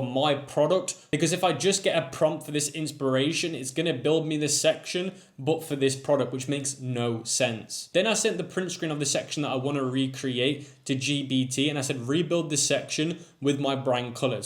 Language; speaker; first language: English; native; English